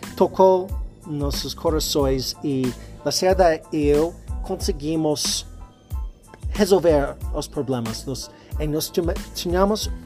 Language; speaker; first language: Portuguese; non-native, learner; English